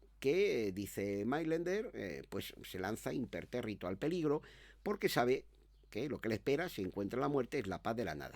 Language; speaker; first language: Spanish; native; Spanish